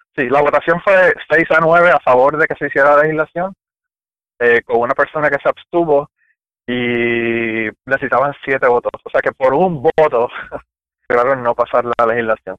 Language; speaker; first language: Spanish; native; Spanish